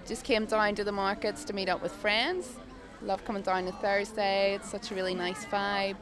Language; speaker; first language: English; native; English